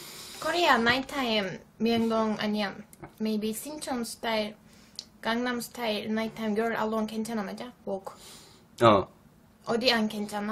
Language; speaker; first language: Korean; non-native, learner; Turkish